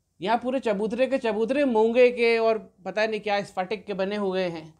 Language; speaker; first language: Hindi; native; Hindi